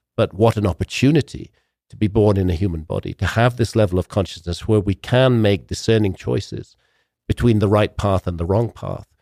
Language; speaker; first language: English; native; English